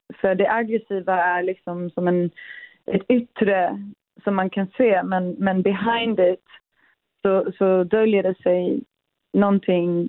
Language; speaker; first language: Swedish; early bilingual, other home language; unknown